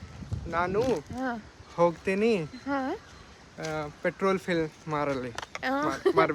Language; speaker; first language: Kannada; non-native, learner; Hindi